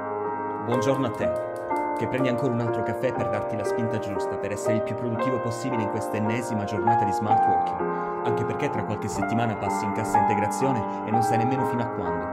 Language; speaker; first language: Italian; native; Italian